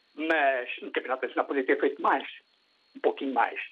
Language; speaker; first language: Portuguese; native; Portuguese